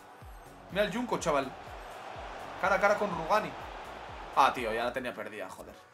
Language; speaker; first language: Spanish; native; Spanish